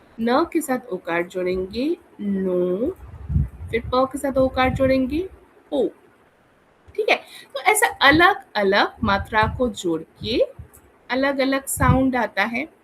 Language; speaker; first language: Hindi; non-native, local second language; Bangla